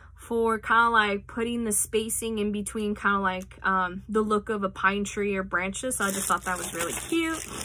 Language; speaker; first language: English; native; English